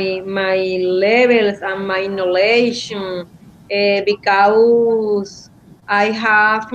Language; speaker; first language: English; non-native, learner; Spanish